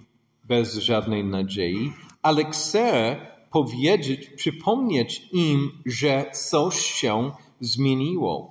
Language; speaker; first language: Polish; non-native, fluent; English